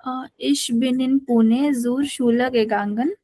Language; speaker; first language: German; non-native, learner; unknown